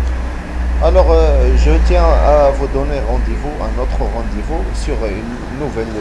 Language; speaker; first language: French; non-native, local second language; Arabic